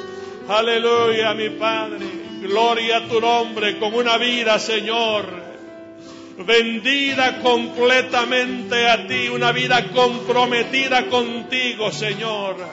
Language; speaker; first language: Spanish; native; Spanish